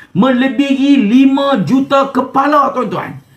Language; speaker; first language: Malay; native; Malay